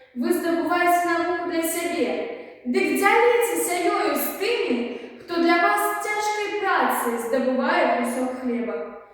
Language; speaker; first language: Belarusian; native; Belarusian